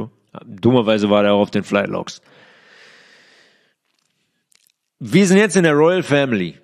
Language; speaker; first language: German; native; German